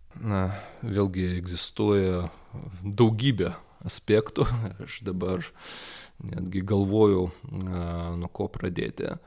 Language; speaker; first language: Lithuanian; non-native, local second language; Russian